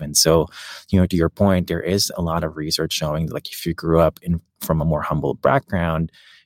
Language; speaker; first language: English; non-native, local second language; Filipino